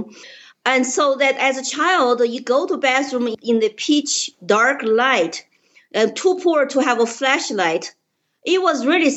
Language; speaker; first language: English; non-native, fluent; Chinese